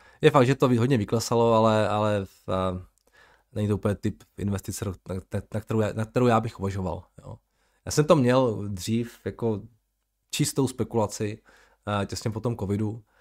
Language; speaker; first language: Czech; native; Czech